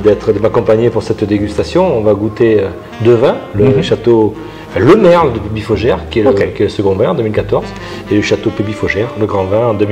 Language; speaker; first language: French; native; French